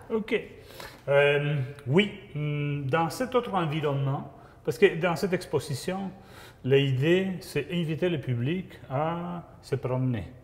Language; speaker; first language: French; non-native, fluent; Spanish